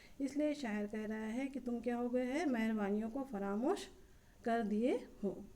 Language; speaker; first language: Urdu; native; Urdu